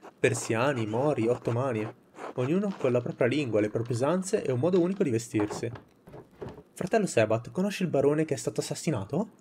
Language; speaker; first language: Italian; native; Italian